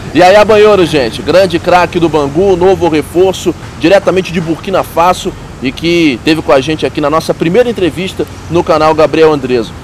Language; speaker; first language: Portuguese; native; Portuguese